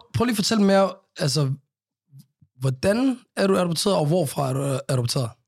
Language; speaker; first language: Danish; early bilingual, other home language; Somali